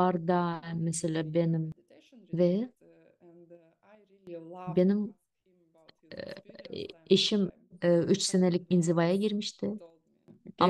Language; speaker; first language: Turkish; non-native, fluent; Russian